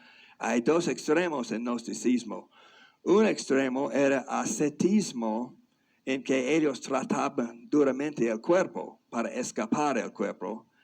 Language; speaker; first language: Spanish; non-native, fluent; English